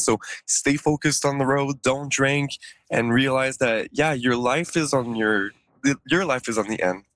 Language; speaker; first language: English; non-native, local second language; French